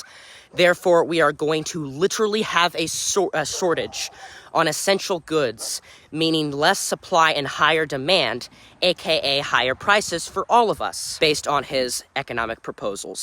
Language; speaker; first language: English; native; English